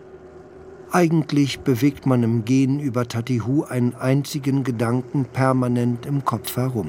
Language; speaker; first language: German; native; German